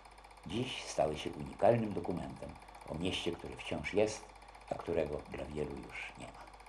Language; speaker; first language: Polish; native; Polish